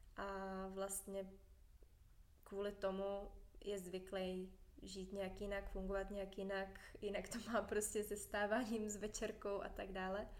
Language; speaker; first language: Czech; native; Czech